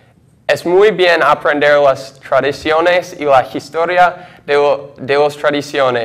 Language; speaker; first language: Spanish; non-native, learner; English